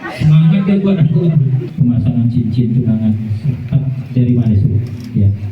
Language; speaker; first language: Malay; native; Malay